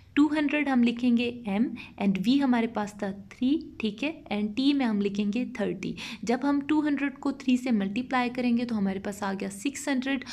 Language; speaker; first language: Urdu; non-native, local second language; Punjabi